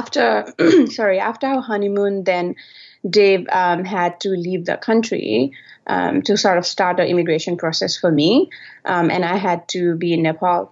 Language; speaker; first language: English; non-native, local second language; Nepali